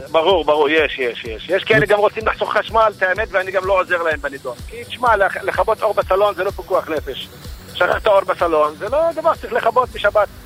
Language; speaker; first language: Hebrew; non-native, local second language; Arabic